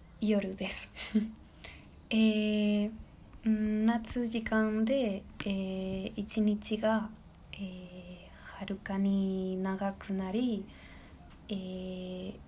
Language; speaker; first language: Japanese; non-native, learner; Spanish